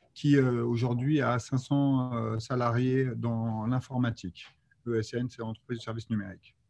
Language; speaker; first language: French; native; French